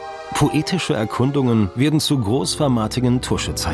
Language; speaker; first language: German; native; German